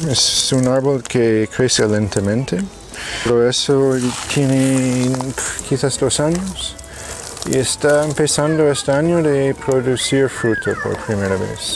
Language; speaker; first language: Spanish; non-native, fluent; English